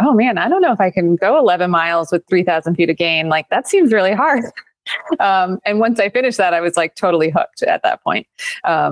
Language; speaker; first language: English; native; English